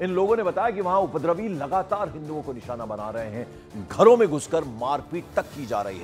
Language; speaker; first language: Hindi; native; Hindi